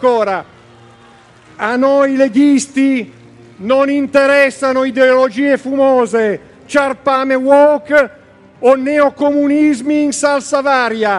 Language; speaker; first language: Italian; native; Italian